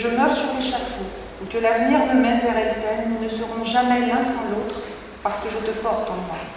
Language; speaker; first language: French; native; French